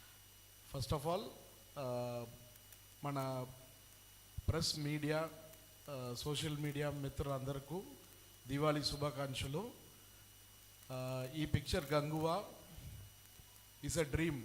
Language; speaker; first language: Telugu; non-native, fluent; Tamil